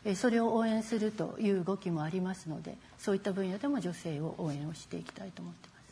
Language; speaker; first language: Japanese; native; Japanese